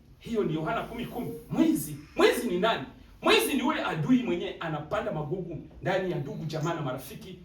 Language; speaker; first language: Swahili; native; Swahili